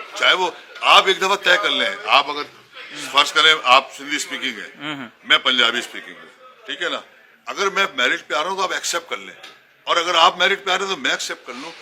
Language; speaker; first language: Urdu; native; Urdu